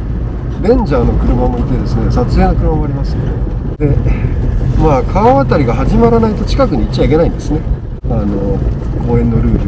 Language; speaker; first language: Japanese; native; Japanese